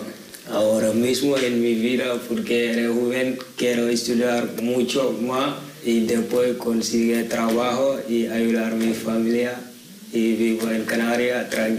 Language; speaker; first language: Spanish; non-native, learner; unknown